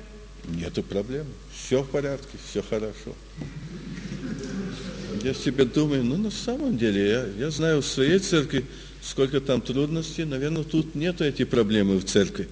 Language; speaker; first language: Russian; early bilingual, heritage; Russian